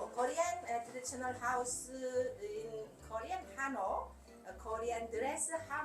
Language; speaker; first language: English; non-native, learner; Korean